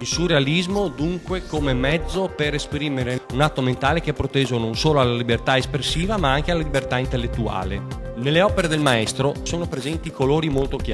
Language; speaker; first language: Italian; native; Italian